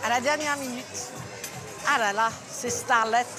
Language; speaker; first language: French; native; French